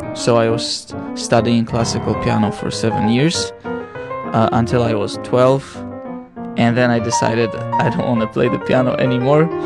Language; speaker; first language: English; non-native, fluent; Polish